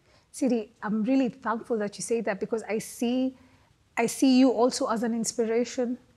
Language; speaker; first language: English; non-native, local second language; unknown